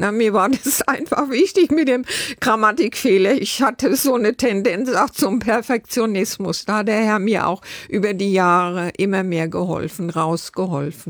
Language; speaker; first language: German; native; German